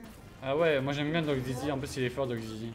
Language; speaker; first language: French; native; French